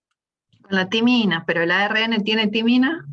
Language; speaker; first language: Spanish; native; Spanish